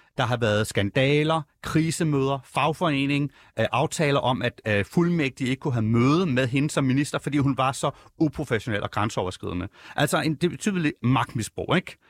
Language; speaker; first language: Danish; native; Danish